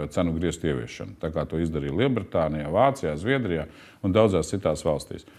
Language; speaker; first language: Latvian; native; Latvian